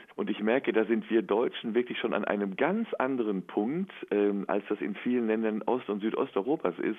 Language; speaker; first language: German; native; German